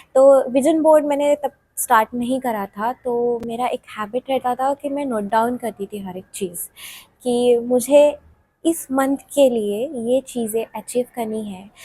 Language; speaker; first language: Hindi; non-native, local second language; Marathi